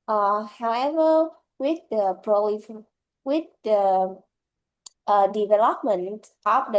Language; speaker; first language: English; non-native, learner; Vietnamese